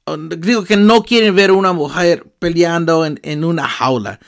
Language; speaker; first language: Spanish; early bilingual, heritage; Spanish